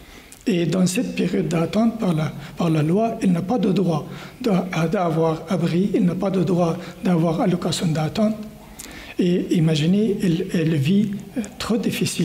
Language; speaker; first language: French; non-native, learner; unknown